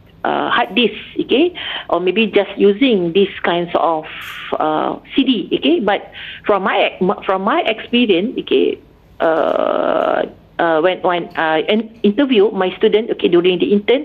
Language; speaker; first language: English; non-native, local second language; Malay